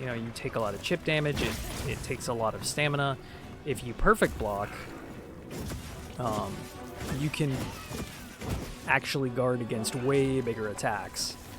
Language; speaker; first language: English; native; English